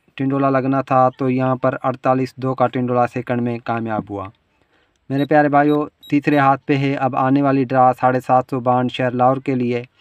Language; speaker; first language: Urdu; non-native, local second language; Punjabi